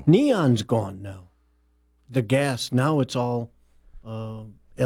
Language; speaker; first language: English; native; English